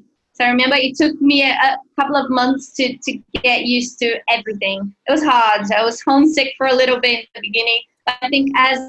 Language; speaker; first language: English; non-native, fluent; Portuguese